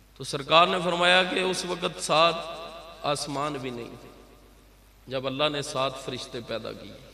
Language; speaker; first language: Urdu; non-native, local second language; Punjabi